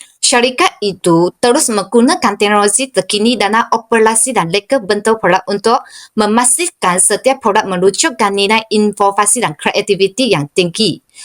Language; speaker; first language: Malay; non-native, local second language; Chinese